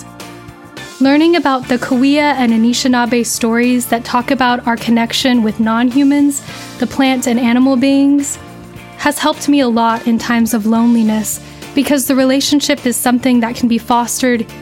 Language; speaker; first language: English; native; English